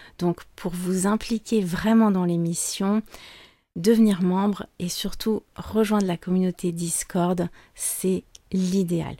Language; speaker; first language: French; native; French